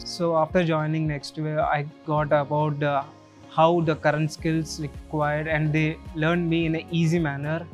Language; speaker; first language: English; non-native, local second language; Telugu